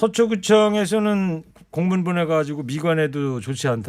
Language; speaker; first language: Korean; native; Korean